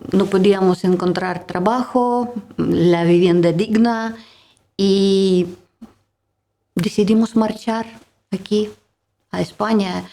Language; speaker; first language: Spanish; non-native, learner; Russian